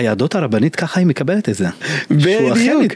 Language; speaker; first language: Hebrew; non-native, local second language; Arabic